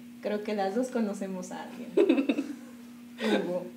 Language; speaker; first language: Spanish; native; Spanish